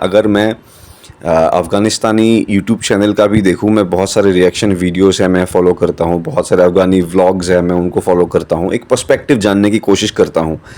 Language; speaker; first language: Hindi; non-native, local second language; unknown